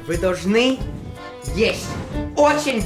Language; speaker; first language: Russian; early bilingual, heritage; Russian